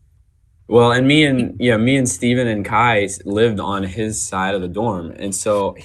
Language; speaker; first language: English; native; English